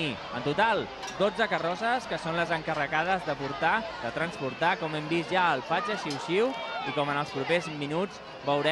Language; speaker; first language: Catalan; native; Catalan